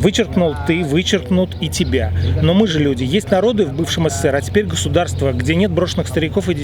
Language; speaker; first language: Russian; native; Russian